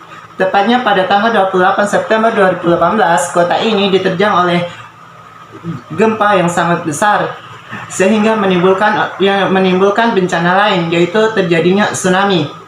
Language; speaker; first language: Indonesian; native; Indonesian